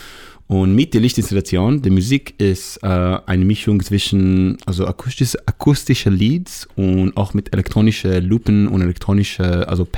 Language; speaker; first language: German; non-native, learner; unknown